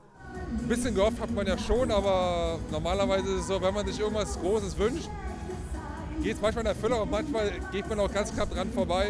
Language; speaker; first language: German; native; German